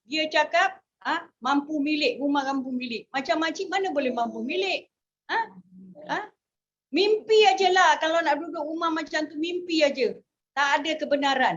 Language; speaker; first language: Malay; native; Malay